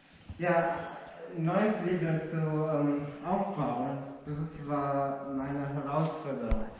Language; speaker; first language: German; non-native, learner; Arabic